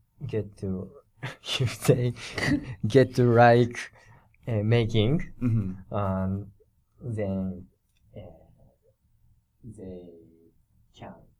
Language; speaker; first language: English; non-native, learner; Japanese